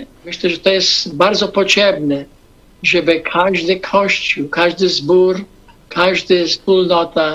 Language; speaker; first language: Polish; non-native, fluent; English